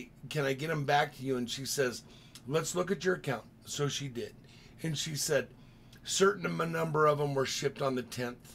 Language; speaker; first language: English; native; English